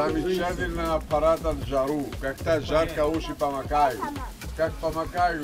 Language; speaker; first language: Russian; non-native, learner; Greek